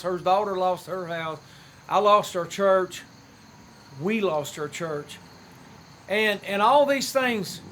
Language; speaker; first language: English; native; English